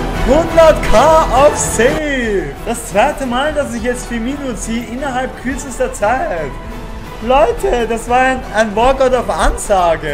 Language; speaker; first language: German; native; German